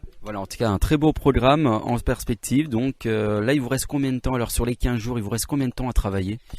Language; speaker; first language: French; native; French